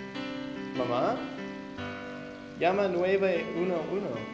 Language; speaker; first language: Spanish; non-native, learner; English